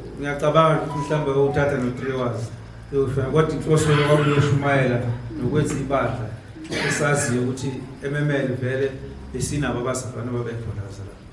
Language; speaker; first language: Zulu; native; Zulu